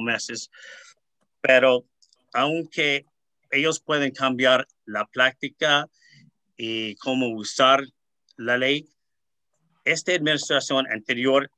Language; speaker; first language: Spanish; early bilingual, heritage; Spanish